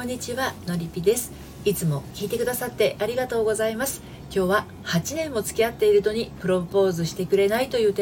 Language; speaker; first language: Japanese; native; Japanese